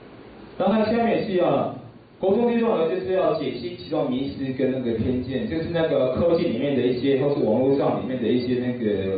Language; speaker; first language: Chinese; native; Chinese